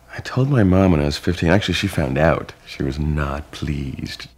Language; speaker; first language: English; native; English